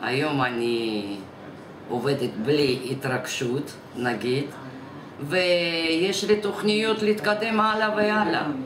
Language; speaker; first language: Hebrew; non-native, fluent; Russian